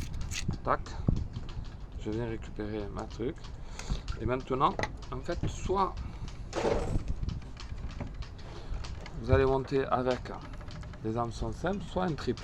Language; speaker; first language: French; native; French